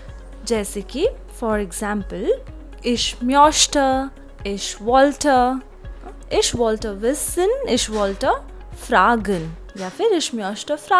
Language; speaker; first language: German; non-native, fluent; Hindi